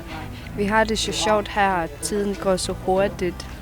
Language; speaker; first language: Danish; non-native, local second language; Kalaallisut